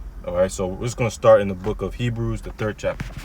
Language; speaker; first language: English; native; English